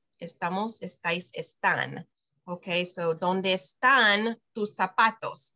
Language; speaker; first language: Spanish; non-native, fluent; English